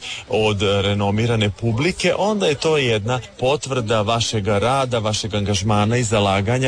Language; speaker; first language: Serbian; native; Serbian